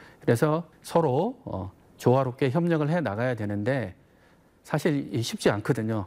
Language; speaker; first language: Korean; native; Korean